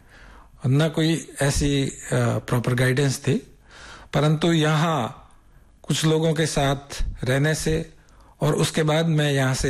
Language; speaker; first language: Hindi; native; Hindi